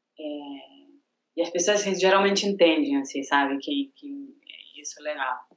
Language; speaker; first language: Portuguese; non-native, fluent; Spanish